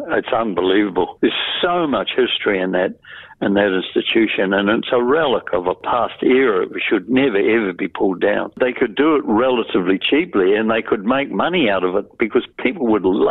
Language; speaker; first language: English; native; English